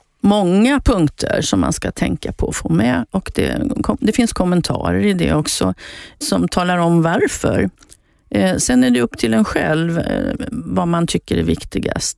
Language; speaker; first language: Swedish; native; Swedish